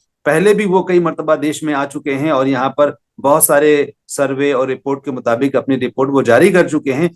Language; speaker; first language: Hindi; native; Hindi